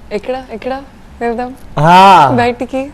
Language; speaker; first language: Telugu; non-native, fluent; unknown